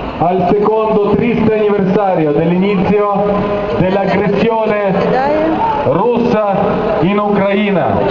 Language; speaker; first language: Italian; non-native, fluent; Ukrainian